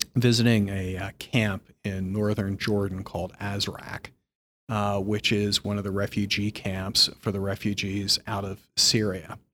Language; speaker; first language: English; native; English